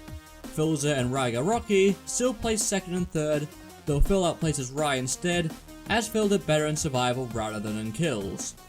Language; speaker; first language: English; native; English